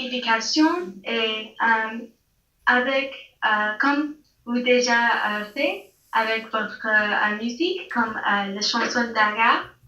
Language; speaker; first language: French; non-native, learner; English